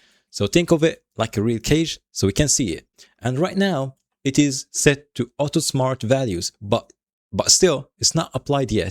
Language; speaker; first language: English; non-native, fluent; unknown